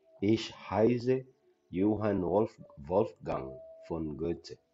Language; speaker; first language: German; non-native, learner; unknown